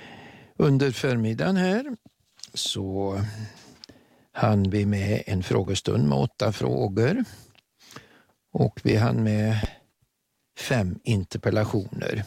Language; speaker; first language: Swedish; native; Swedish